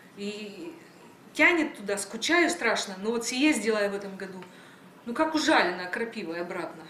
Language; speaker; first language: Russian; native; Russian